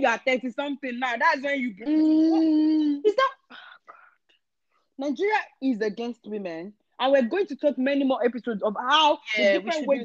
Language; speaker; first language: English; non-native, local second language; Yoruba